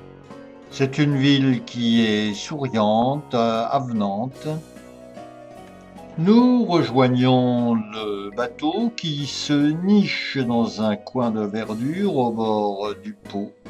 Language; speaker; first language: French; native; French